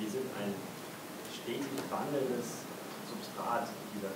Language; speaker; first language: German; native; German